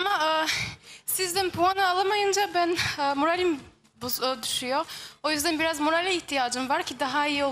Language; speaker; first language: Turkish; non-native, fluent; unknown